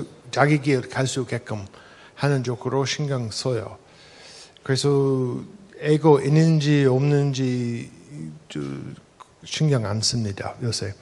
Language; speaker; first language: Korean; non-native, fluent; English